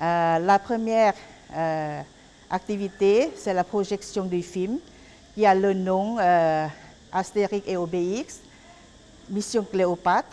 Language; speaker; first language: French; non-native, fluent; Lao